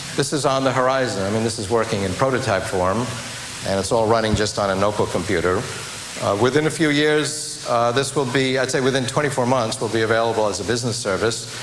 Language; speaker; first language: English; native; English